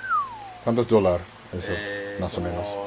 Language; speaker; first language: Spanish; non-native, learner; English